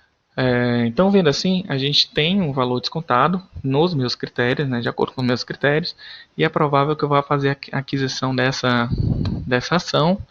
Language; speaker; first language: Portuguese; native; Portuguese